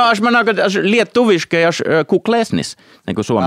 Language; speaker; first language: Lithuanian; non-native, fluent; Finnish